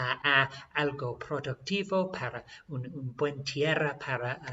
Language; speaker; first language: Spanish; non-native, fluent; English